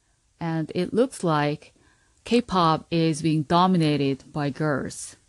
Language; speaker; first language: English; non-native, fluent; Korean